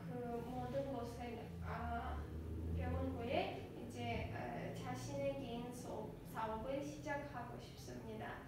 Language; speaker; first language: Korean; non-native, learner; Azerbaijani